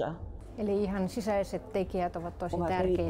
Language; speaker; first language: Finnish; non-native, local second language; Russian